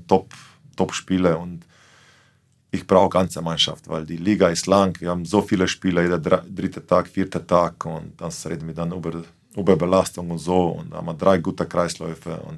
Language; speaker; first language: German; non-native, fluent; Slovenian